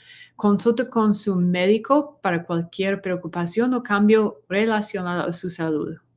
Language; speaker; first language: Spanish; non-native, learner; English